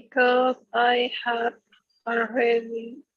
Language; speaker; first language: English; non-native, learner; Spanish